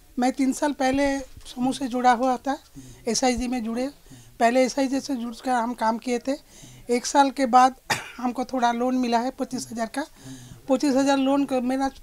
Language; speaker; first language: Hindi; native; Hindi